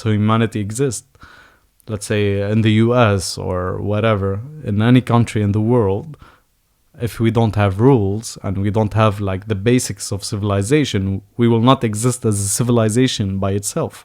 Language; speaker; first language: English; non-native, fluent; Arabic